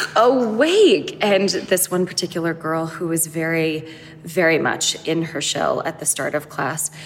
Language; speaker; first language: English; native; English